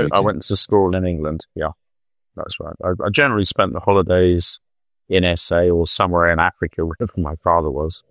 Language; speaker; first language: English; native; English